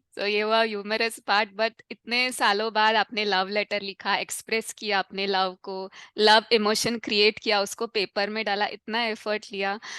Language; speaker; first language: Hindi; non-native, local second language; Tamil